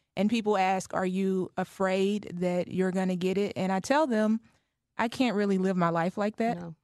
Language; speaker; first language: English; native; English